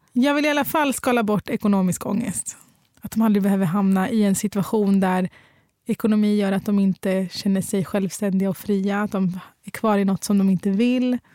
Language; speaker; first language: Swedish; early bilingual, other home language; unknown